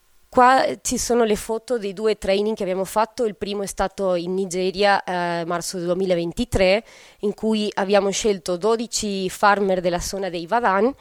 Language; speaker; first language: Italian; non-native, fluent; Spanish